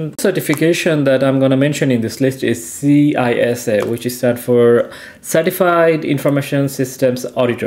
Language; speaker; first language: English; non-native, local second language; Bangla